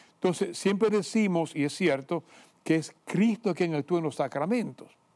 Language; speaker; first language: Spanish; native; Spanish